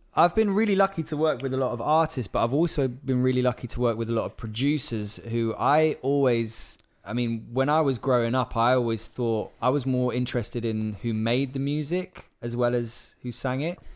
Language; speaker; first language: English; native; English